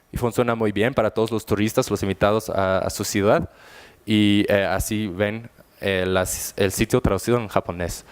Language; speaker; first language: Spanish; non-native, fluent; German